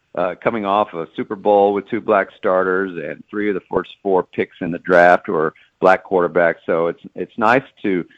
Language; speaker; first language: English; native; English